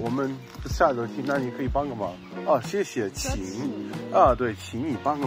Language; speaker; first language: Chinese; non-native, fluent; English